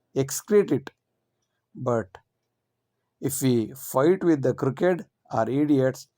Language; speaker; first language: English; non-native, local second language; Kannada